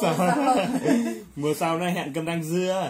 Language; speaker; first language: Vietnamese; native; Vietnamese